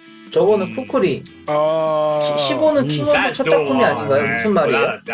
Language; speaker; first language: Korean; native; Korean